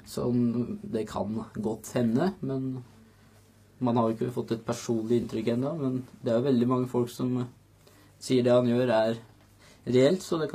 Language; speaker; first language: Norwegian; native; Norwegian